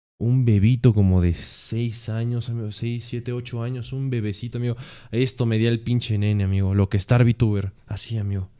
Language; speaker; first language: Spanish; native; Spanish